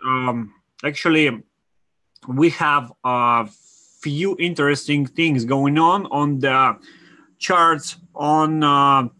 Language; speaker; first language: English; non-native, fluent; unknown